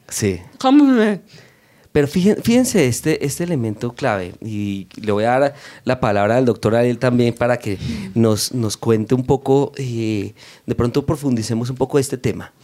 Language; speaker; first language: Spanish; native; Spanish